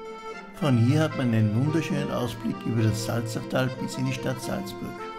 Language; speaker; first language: German; native; German